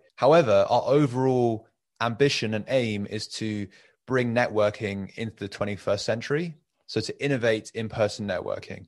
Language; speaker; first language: English; early bilingual, other home language; Persian